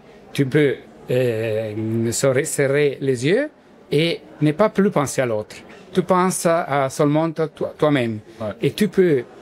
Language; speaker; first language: French; non-native, learner; Italian